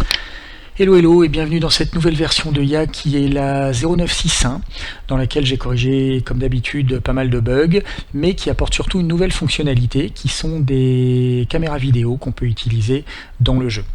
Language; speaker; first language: French; native; French